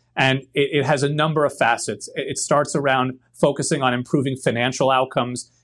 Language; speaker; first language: English; native; English